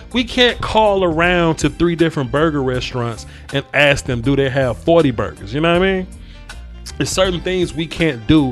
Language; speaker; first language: English; native; English